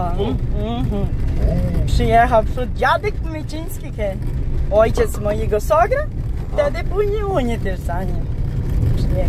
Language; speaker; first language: Polish; early bilingual, heritage; Polish